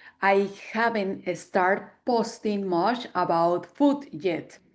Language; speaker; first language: English; non-native, learner; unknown